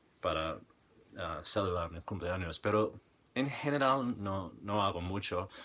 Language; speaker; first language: Spanish; non-native, fluent; English